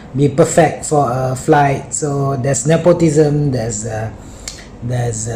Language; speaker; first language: English; non-native, local second language; Malay